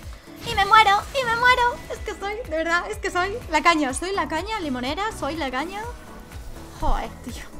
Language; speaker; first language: Spanish; native; Spanish